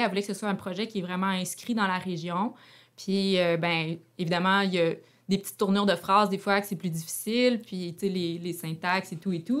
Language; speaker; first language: French; native; French